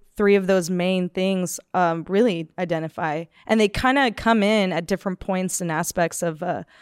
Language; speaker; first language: English; native; English